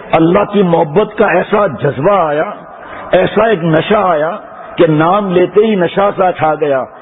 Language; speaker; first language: Urdu; non-native, local second language; Pashto